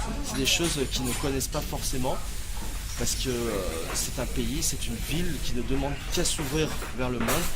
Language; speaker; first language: French; native; French